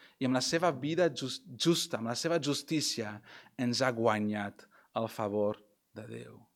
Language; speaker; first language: Catalan; non-native, local second language; Spanish